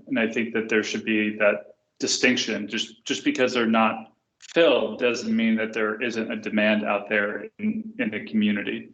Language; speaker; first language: English; native; English